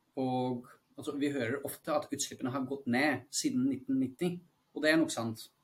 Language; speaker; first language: Norwegian; non-native, fluent; Dutch